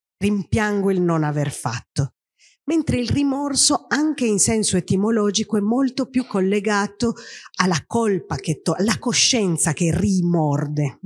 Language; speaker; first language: Italian; non-native, fluent; Spanish